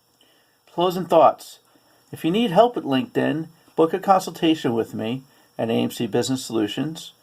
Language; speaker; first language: English; native; English